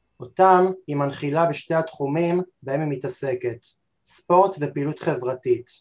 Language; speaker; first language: Hebrew; native; Hebrew